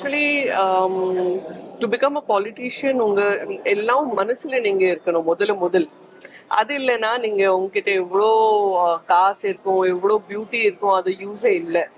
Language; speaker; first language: Tamil; non-native, fluent; Gujarati